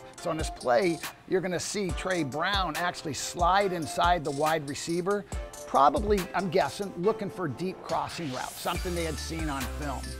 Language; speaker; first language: English; native; English